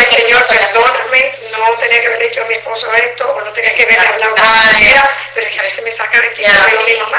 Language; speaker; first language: Spanish; native; Spanish